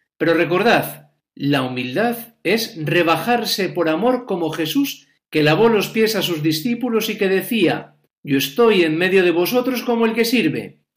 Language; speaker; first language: Spanish; native; Spanish